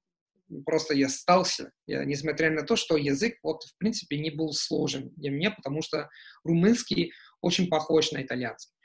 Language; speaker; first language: Russian; non-native, fluent; Italian